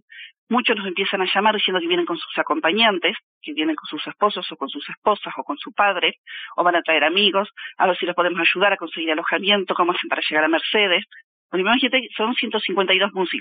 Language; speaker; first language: Spanish; native; Spanish